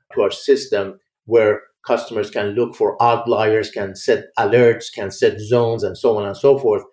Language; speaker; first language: English; early bilingual, other home language; Persian